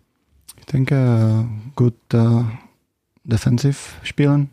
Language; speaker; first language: German; non-native, learner; Czech